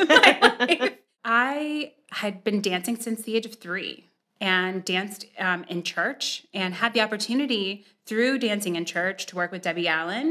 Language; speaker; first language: English; native; English